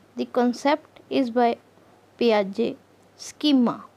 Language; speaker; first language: English; non-native, local second language; Punjabi